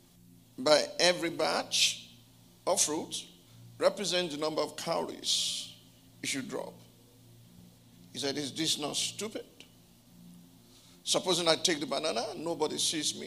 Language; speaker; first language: English; non-native, local second language; Yoruba